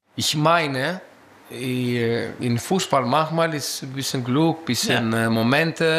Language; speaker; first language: German; non-native, learner; Greek